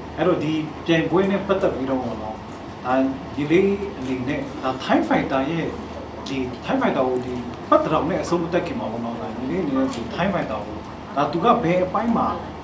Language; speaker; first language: Burmese; native; Burmese